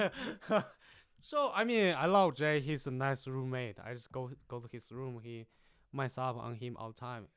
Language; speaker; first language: English; non-native, learner; Chinese